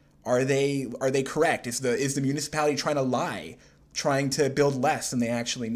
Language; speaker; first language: English; native; English